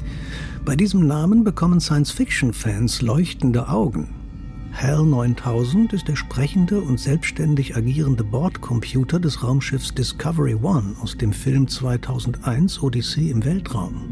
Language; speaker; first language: German; native; German